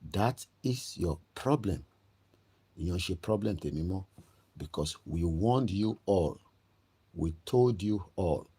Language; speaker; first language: English; non-native, local second language; Yoruba